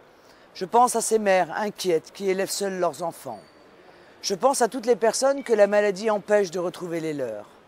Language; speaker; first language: French; native; French